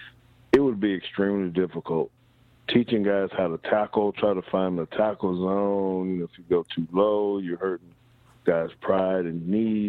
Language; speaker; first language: English; native; English